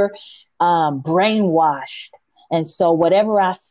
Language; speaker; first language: English; native; English